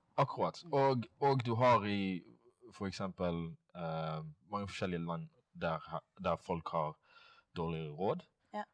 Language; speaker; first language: Norwegian; early bilingual, other home language; Swahili